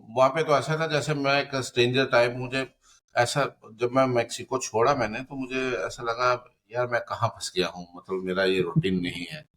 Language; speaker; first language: Hindi; non-native, local second language; Punjabi